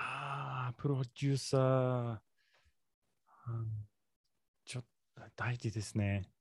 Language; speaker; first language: Japanese; non-native, learner; English